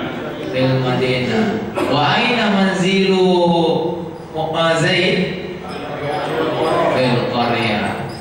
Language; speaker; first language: Arabic; non-native, fluent; Indonesian